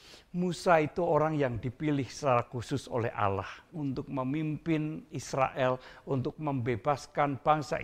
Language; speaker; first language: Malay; non-native, local second language; Indonesian